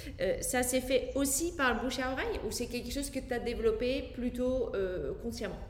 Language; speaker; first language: French; non-native, fluent; Dutch